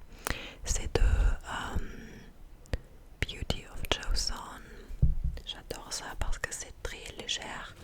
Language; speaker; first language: French; non-native, fluent; English